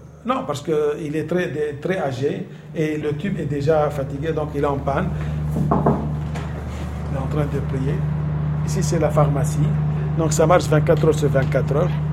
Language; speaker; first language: French; non-native, fluent; Arabic